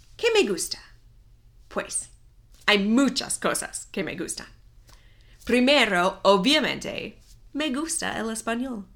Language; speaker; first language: Spanish; non-native, fluent; English